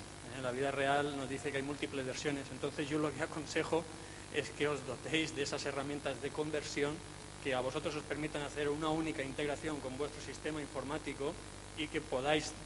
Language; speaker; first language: Spanish; native; Spanish